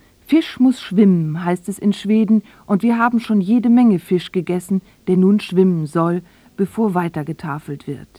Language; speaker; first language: German; native; German